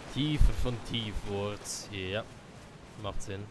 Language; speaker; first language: German; native; German